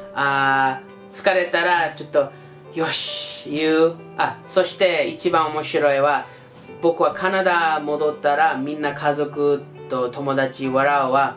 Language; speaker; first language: Japanese; non-native, fluent; English